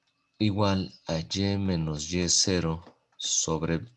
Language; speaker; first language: Spanish; native; Spanish